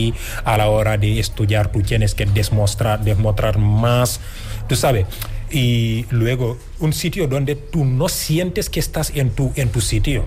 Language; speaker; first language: Spanish; non-native, fluent; Wolof